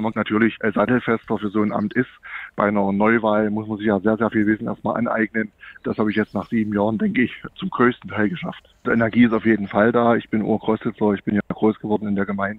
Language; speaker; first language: German; native; German